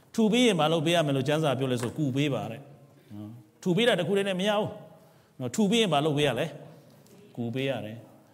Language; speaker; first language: Burmese; non-native, local second language; Kachin